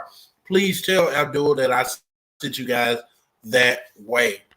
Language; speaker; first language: English; native; English